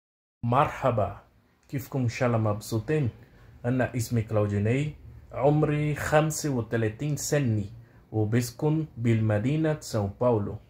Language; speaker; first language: Arabic; non-native, learner; Portuguese